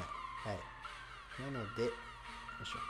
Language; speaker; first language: Japanese; native; Japanese